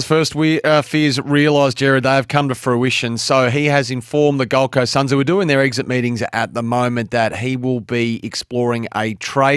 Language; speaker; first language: English; native; English